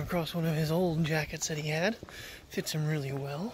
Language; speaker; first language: English; native; English